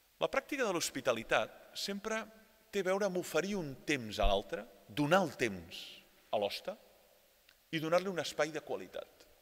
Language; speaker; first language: Catalan; native; Catalan